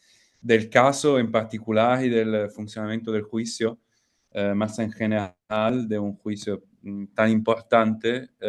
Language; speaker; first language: Spanish; non-native, fluent; Italian